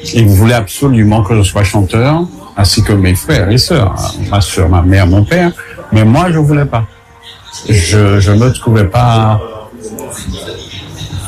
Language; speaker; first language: French; native; French